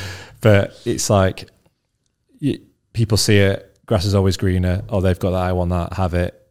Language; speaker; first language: English; native; English